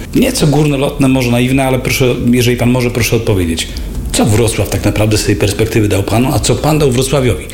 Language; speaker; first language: Polish; native; Polish